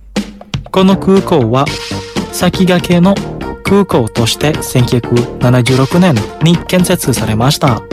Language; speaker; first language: Japanese; non-native, fluent; Indonesian